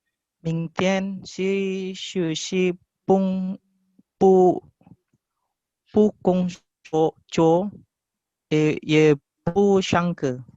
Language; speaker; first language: Chinese; non-native, learner; Indonesian